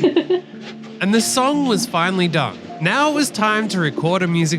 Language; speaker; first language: English; native; English